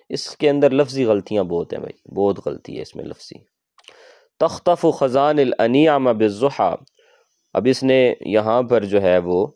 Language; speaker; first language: Urdu; non-native, local second language; Punjabi